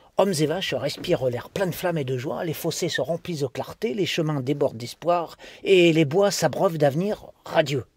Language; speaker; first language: French; native; French